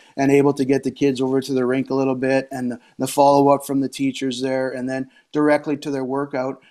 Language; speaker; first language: English; native; English